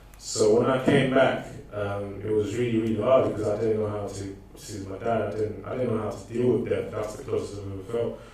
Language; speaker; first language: English; non-native, local second language; Akan